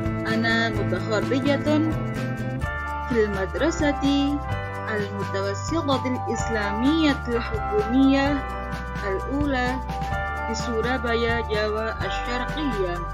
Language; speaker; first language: Arabic; non-native, fluent; Indonesian